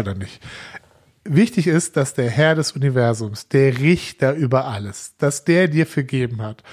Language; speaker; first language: German; native; German